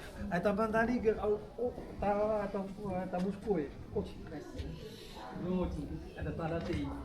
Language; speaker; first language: Russian; non-native, learner; Chinese